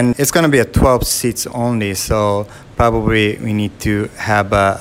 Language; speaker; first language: English; non-native, fluent; Japanese